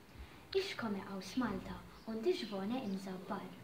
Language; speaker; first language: German; non-native, learner; Maltese